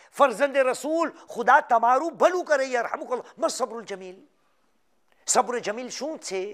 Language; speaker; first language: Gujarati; native; Gujarati